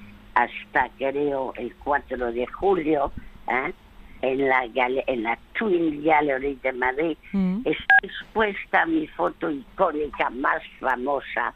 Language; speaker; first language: Spanish; early bilingual, other home language; French